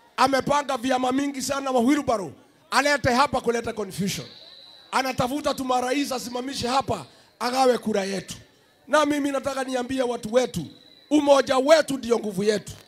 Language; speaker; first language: Swahili; non-native, local second language; Kikuyu